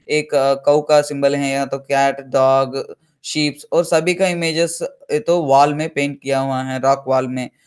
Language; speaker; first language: Hindi; non-native, local second language; Telugu